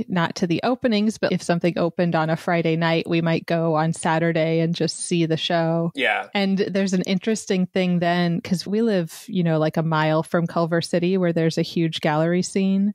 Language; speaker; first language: English; native; English